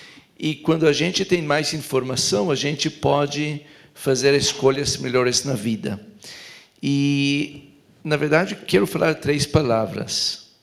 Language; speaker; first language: Portuguese; non-native, fluent; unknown